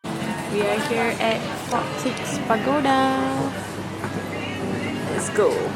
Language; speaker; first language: English; non-native, local second language; Malay